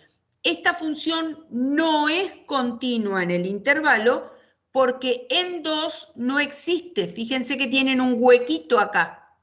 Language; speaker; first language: Spanish; native; Spanish